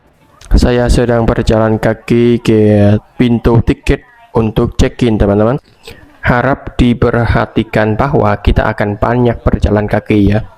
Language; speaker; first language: Indonesian; non-native, fluent; Vietnamese